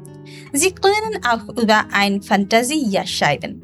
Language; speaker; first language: German; non-native, learner; Bangla